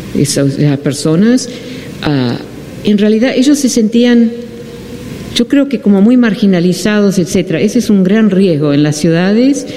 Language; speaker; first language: Spanish; non-native, fluent; Dutch